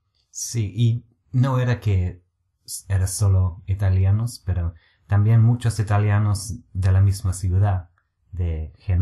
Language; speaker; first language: Spanish; non-native, fluent; English